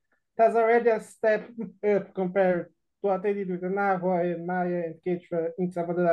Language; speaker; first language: English; non-native, fluent; Portuguese